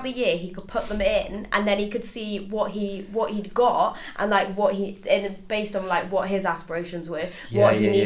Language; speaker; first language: English; native; English